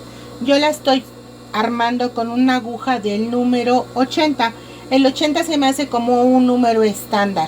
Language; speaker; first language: Spanish; native; Spanish